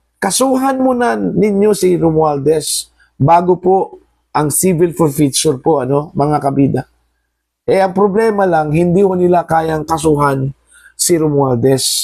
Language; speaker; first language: Filipino; non-native, local second language; Cebuano